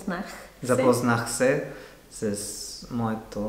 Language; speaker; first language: Bulgarian; non-native, learner; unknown